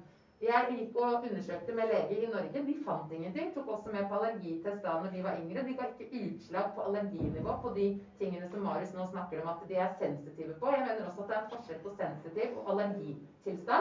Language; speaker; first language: Norwegian; native; Norwegian